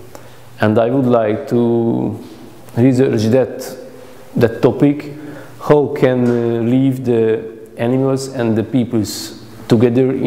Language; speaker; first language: English; non-native, learner; Hungarian